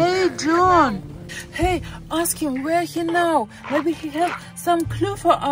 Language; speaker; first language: English; non-native, learner; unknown